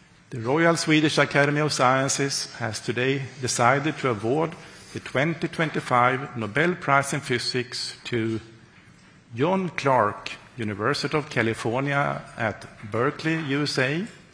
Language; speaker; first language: English; non-native, fluent; Swedish